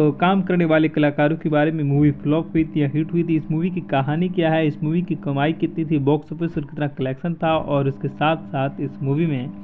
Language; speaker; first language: Hindi; native; Hindi